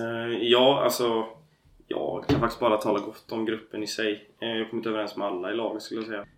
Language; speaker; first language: Swedish; native; Swedish